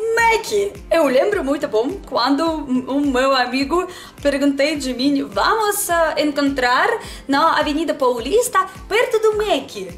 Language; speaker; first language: Portuguese; non-native, learner; Russian